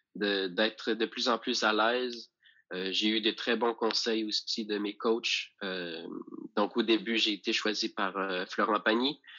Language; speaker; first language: French; native; French